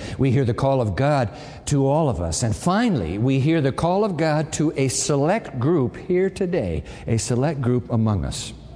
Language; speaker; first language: English; early bilingual, other home language; Japanese